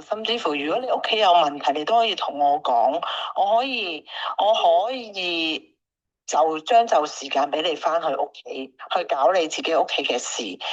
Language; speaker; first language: Cantonese; native; Cantonese